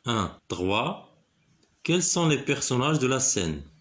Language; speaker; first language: French; non-native, local second language; Arabic